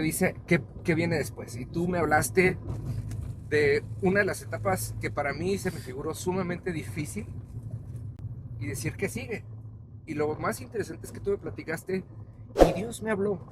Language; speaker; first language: Spanish; native; Spanish